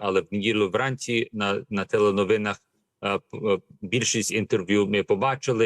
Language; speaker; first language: Ukrainian; early bilingual, heritage; Ukrainian